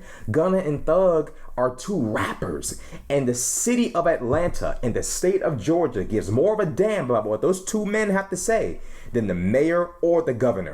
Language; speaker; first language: English; native; English